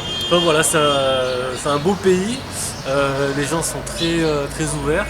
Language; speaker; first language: French; native; French